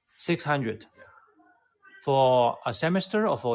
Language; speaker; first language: English; non-native, fluent; Chinese